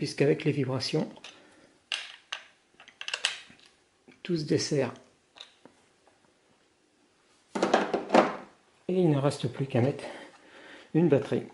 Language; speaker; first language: French; native; French